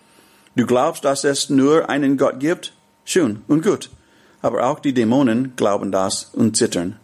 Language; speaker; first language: German; non-native, fluent; English